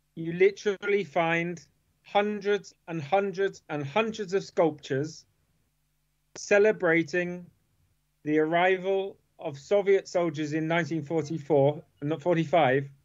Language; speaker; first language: English; native; English